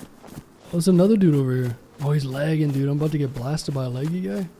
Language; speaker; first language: English; native; English